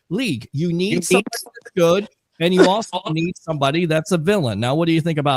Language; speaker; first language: English; native; English